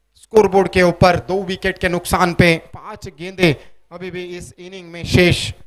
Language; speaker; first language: Hindi; non-native, local second language; Marathi